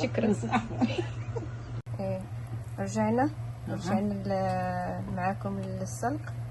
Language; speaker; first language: Arabic; native; Arabic